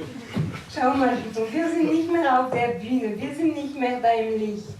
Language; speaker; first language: German; non-native, learner; French